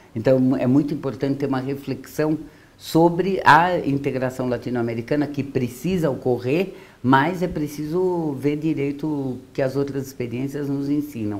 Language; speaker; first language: Portuguese; early bilingual, other home language; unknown